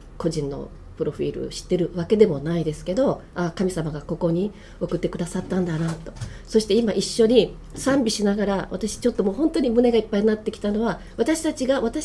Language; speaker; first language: Japanese; native; Japanese